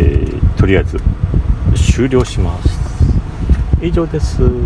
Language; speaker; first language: Japanese; native; Japanese